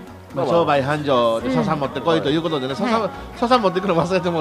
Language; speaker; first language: Japanese; native; Japanese